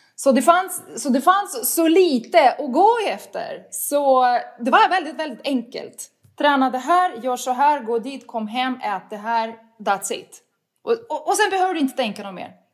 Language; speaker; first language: Swedish; non-native, fluent; Russian